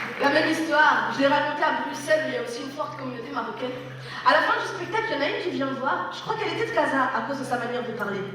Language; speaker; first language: French; early bilingual, other home language; Arabic